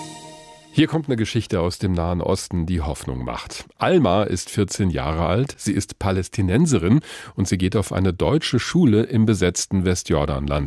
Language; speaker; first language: German; native; German